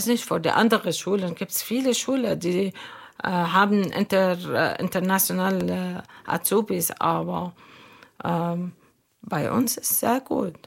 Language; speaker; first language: German; non-native, learner; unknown